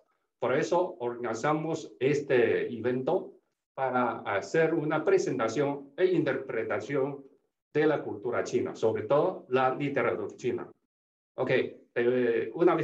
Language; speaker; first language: Spanish; non-native, fluent; Chinese